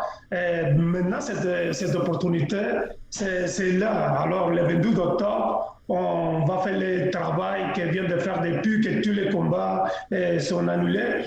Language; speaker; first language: French; non-native, local second language; Spanish